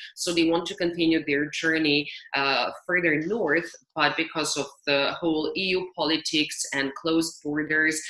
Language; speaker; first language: English; non-native, fluent; Serbian